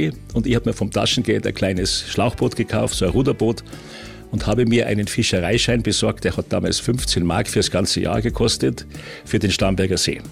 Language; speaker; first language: German; native; German